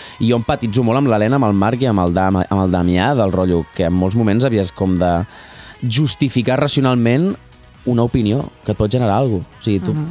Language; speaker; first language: Catalan; native; Catalan